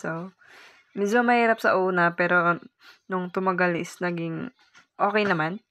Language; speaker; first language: Filipino; non-native, local second language; Cebuano